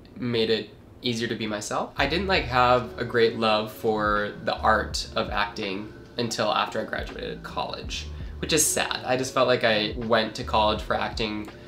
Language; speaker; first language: English; native; English